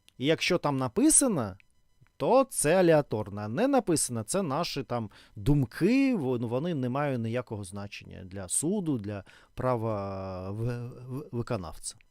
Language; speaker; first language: Ukrainian; non-native, local second language; Russian